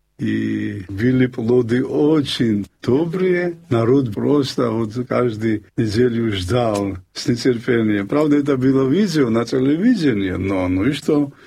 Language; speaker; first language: Russian; non-native, local second language; Georgian